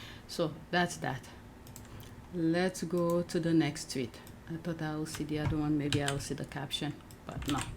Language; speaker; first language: English; native; English